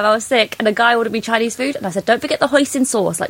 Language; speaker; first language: English; non-native, local second language; Polish